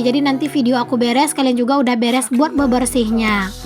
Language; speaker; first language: Indonesian; native; Indonesian